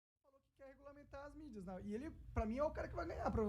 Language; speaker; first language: Portuguese; native; Portuguese